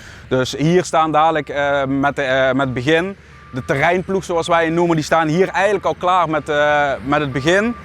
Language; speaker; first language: Dutch; native; Dutch